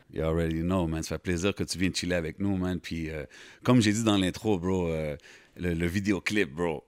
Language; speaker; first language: French; early bilingual, other home language; Arabic